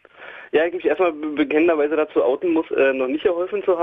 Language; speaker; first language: German; native; German